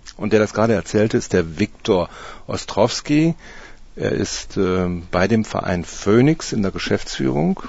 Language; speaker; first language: German; native; German